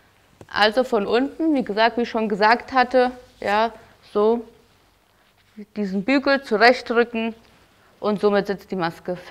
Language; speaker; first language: German; native; German